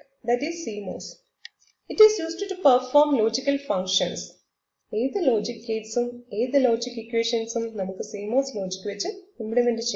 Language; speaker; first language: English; non-native, local second language; Malayalam